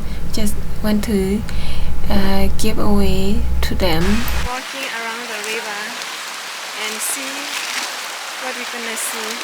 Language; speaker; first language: English; non-native, learner; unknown